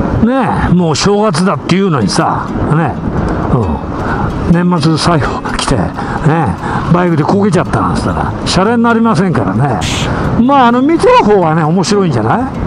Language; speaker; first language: Japanese; native; Japanese